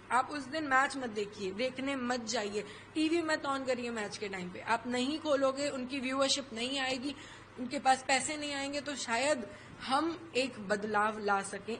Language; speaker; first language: Hindi; native; Hindi